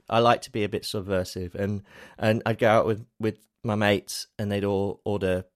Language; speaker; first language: English; native; English